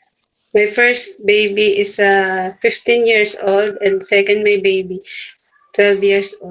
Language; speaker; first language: English; non-native, learner; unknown